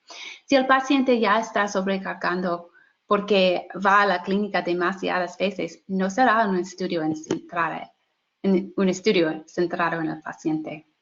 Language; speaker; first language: Spanish; non-native, fluent; English